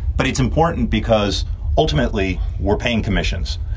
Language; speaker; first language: English; early bilingual, other home language; Turkish